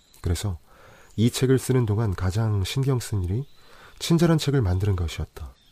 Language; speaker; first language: Korean; native; Korean